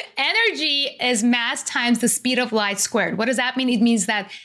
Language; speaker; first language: English; non-native, fluent; Persian